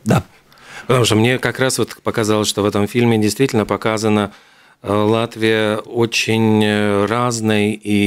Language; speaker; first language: Russian; native; Russian